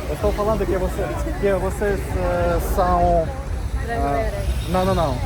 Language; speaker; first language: Portuguese; non-native, learner; Russian